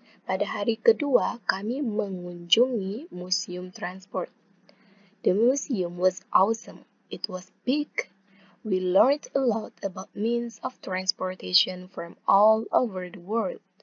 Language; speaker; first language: English; non-native, fluent; Indonesian